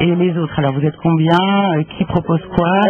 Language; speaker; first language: French; native; French